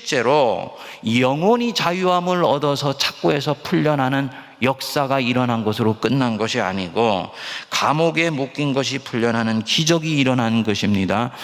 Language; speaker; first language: Korean; native; Korean